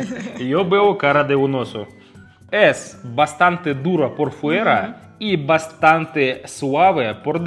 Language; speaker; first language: Spanish; non-native, fluent; Russian